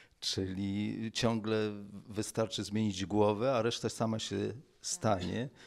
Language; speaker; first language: Polish; native; Polish